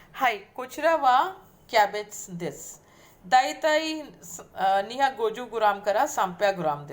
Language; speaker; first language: Japanese; non-native, fluent; Hindi